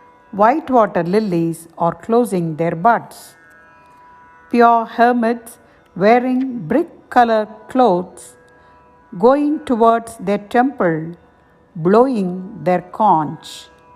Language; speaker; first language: English; non-native, local second language; Tamil